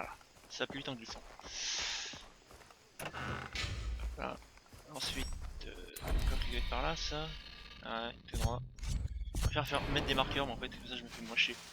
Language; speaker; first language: French; native; French